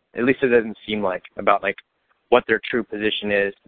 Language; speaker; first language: English; native; English